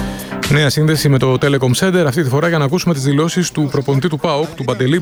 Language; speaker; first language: Greek; native; Greek